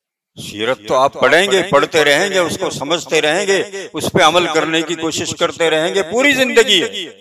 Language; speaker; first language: Urdu; native; Urdu